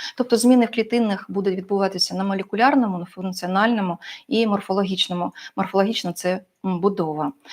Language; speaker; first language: Ukrainian; non-native, local second language; Russian